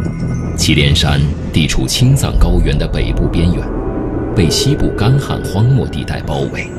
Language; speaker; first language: Chinese; native; Chinese